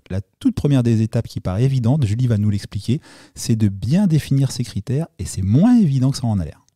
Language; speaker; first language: French; native; French